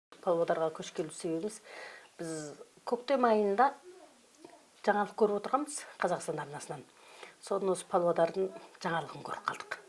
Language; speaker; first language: Kazakh; early bilingual, heritage; Kazakh